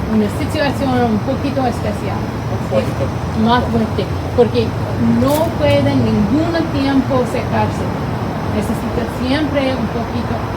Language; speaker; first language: Spanish; non-native, learner; English